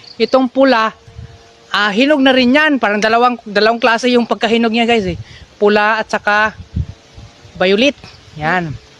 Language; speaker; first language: Filipino; non-native, local second language; Cebuano